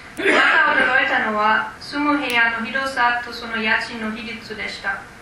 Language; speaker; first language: Japanese; non-native, fluent; German